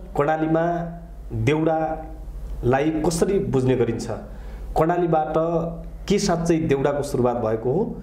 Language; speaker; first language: Nepali; native; Nepali